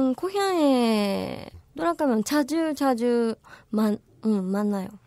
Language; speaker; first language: Korean; non-native, learner; Japanese